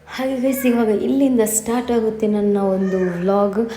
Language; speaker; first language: Kannada; native; Kannada